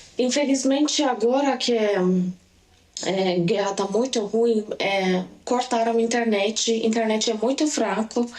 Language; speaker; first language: Portuguese; non-native, learner; Persian